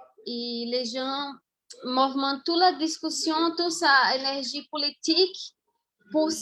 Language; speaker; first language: French; non-native, fluent; Portuguese